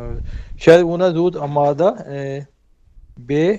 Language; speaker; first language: Persian; non-native, learner; Urdu